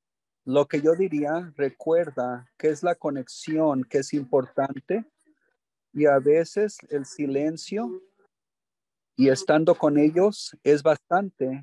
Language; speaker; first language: Spanish; early bilingual, heritage; English